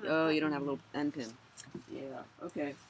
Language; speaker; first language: English; native; English